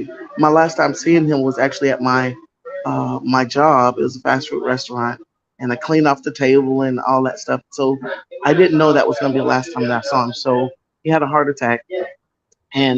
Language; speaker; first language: English; native; English